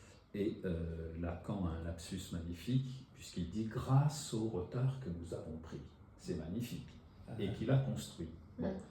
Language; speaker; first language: French; native; French